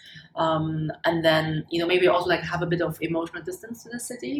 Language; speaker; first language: English; non-native, fluent; German